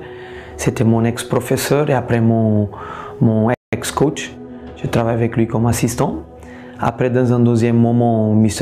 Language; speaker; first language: French; non-native, fluent; Portuguese